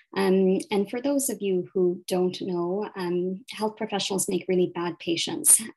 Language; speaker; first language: English; native; English